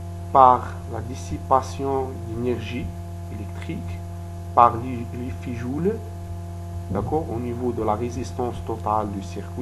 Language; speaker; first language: French; non-native, local second language; Arabic